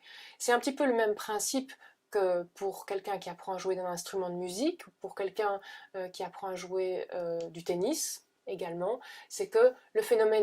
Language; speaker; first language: French; native; French